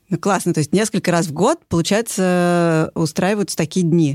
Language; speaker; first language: Russian; native; Russian